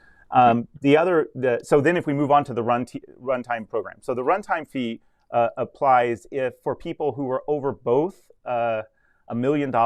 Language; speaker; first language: English; native; English